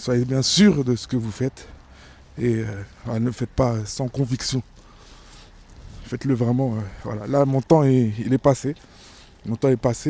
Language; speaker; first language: French; native; French